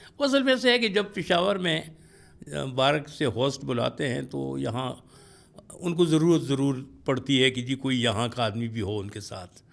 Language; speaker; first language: Urdu; non-native, local second language; Pashto